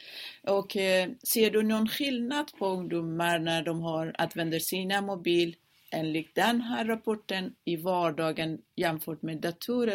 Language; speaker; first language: Swedish; non-native, fluent; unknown